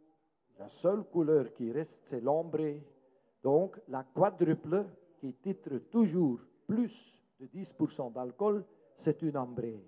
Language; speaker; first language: French; non-native, local second language; Dutch